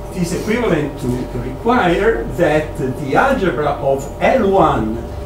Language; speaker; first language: English; non-native, fluent; Italian